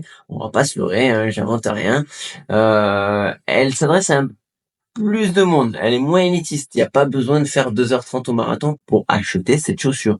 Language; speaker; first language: French; native; French